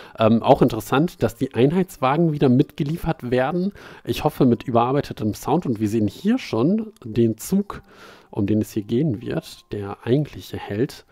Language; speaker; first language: German; native; German